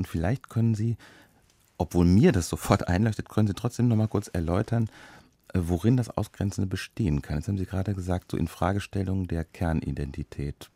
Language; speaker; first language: German; native; German